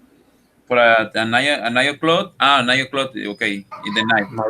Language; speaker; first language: English; non-native, learner; Spanish